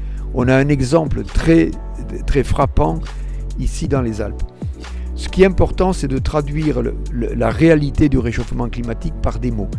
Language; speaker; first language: French; native; French